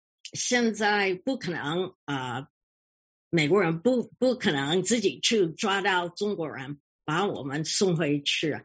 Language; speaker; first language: Chinese; early bilingual, heritage; English